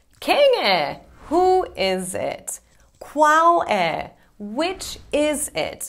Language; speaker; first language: Portuguese; non-native, fluent; English